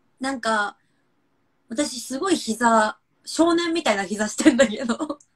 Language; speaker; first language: Japanese; native; Japanese